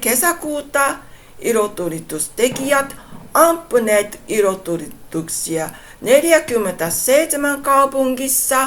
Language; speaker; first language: Finnish; non-native, learner; Japanese